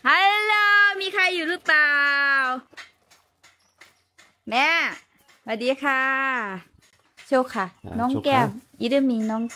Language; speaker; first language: Korean; non-native, learner; Thai